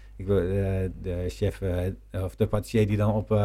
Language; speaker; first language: Dutch; native; Dutch